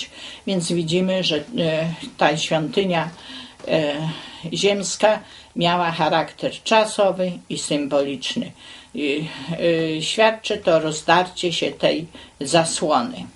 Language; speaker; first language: Polish; native; Polish